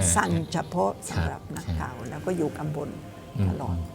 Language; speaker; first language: Thai; non-native, fluent; Spanish